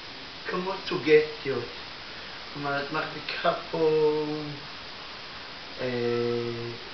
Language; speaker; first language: Hebrew; non-native, fluent; Russian